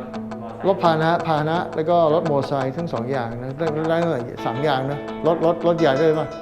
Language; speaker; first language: Thai; non-native, fluent; English